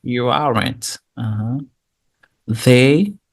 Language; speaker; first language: English; non-native, fluent; Haitian Creole